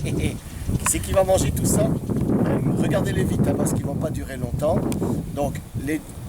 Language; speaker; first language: French; native; French